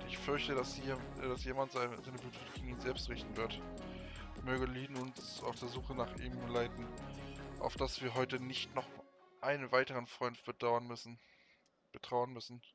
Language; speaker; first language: German; native; German